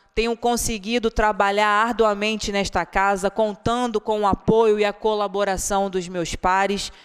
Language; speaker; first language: Portuguese; native; Portuguese